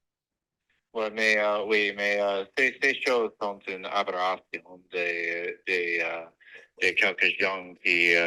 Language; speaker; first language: French; non-native, fluent; English